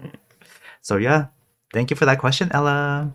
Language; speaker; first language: English; non-native, local second language; Cantonese